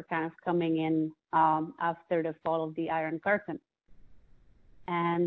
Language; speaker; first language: English; non-native, fluent; Czech